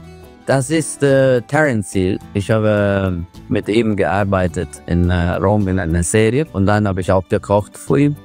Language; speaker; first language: German; non-native, fluent; Italian